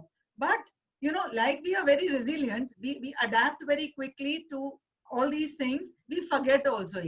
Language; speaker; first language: English; non-native, local second language; Hindi